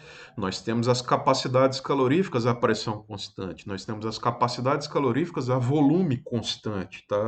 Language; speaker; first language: Portuguese; native; Portuguese